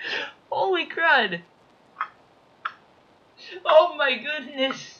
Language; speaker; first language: English; native; English